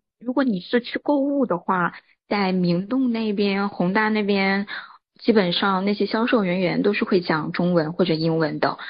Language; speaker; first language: Chinese; native; Chinese